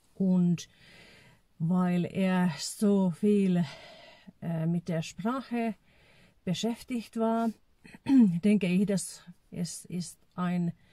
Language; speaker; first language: German; non-native, fluent; Finnish